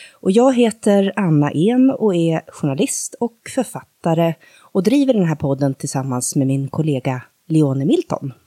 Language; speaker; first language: Swedish; native; Swedish